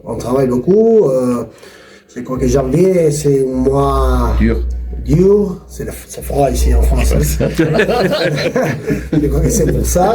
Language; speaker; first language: French; non-native, learner; Spanish